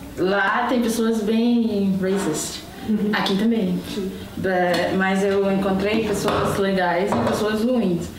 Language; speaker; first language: Portuguese; non-native, fluent; Haitian Creole